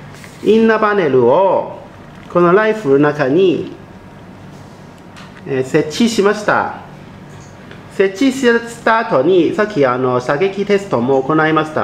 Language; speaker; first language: Japanese; non-native, fluent; Chinese